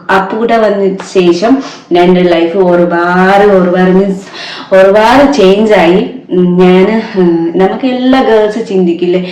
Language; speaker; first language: Malayalam; non-native, learner; Nepali